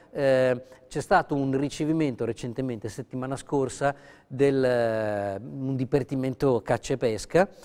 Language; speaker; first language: Italian; native; Italian